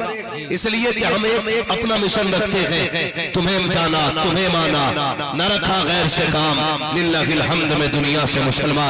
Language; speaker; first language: Hindi; native; Hindi